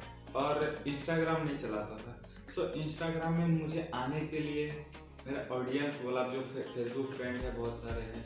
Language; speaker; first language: Hindi; non-native, local second language; Bangla